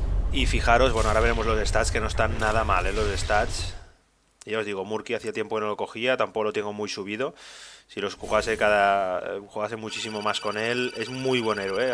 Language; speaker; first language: Spanish; native; Spanish